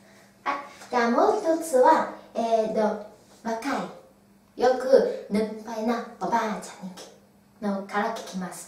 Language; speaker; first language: Japanese; non-native, fluent; Chinese